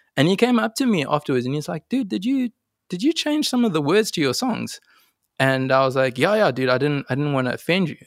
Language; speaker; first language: English; native; English